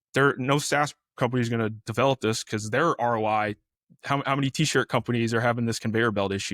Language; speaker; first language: English; native; English